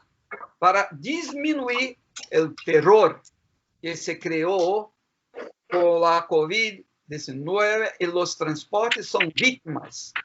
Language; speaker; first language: Spanish; non-native, fluent; Portuguese